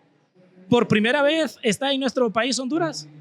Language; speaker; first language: Spanish; native; Spanish